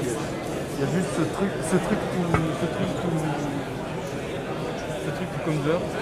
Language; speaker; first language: French; native; French